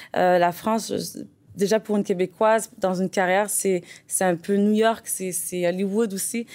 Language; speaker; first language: French; native; French